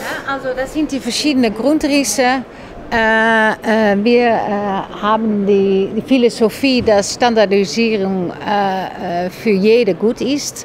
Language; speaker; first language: German; non-native, fluent; Dutch